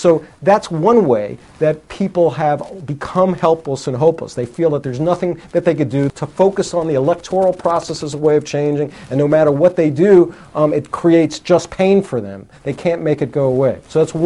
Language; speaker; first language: English; native; English